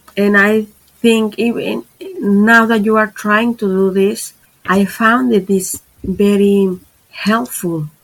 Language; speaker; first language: English; non-native, fluent; Spanish